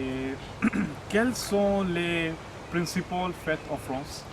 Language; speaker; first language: French; non-native, learner; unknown